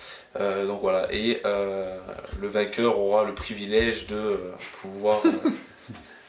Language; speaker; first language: French; native; French